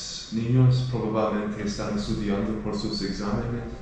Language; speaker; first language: Spanish; non-native, learner; English